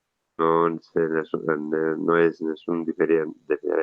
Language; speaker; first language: Spanish; non-native, learner; Italian